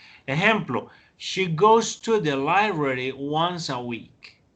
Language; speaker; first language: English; non-native, fluent; Spanish